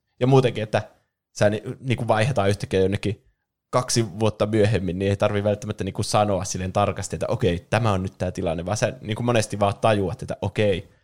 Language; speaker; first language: Finnish; native; Finnish